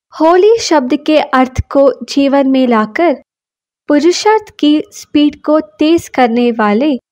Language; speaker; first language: Hindi; non-native, local second language; Kannada